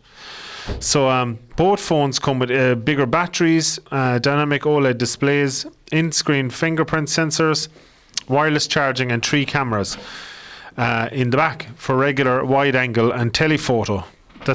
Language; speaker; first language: English; native; English